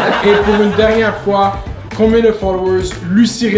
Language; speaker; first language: French; native; French